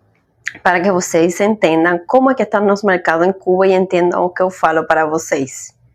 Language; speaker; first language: Portuguese; non-native, fluent; Spanish